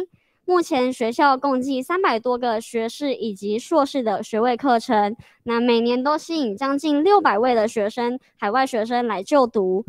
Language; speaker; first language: Chinese; native; Chinese